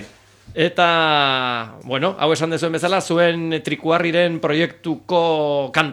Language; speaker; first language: Basque; native; Basque